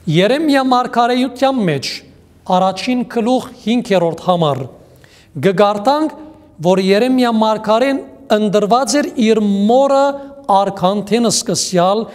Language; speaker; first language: Armenian; native; Armenian